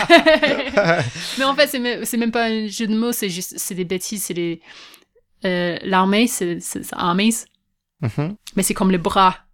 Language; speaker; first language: French; non-native, fluent; English